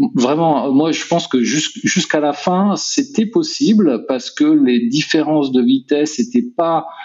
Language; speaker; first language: French; native; French